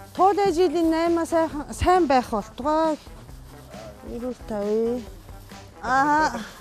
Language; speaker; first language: Mongolian; non-native, fluent; Japanese